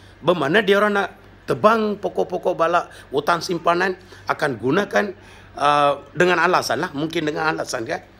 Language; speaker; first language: Malay; non-native, local second language; Tamil